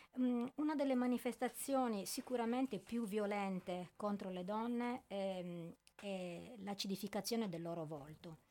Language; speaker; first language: Italian; native; Italian